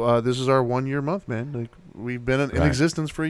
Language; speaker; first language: English; native; English